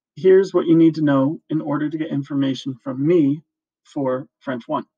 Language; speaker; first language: English; native; English